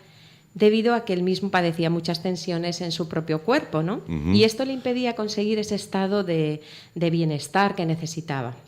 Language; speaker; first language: Spanish; native; Spanish